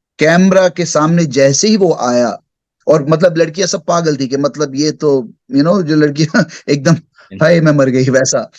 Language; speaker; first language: Hindi; early bilingual, heritage; Hindi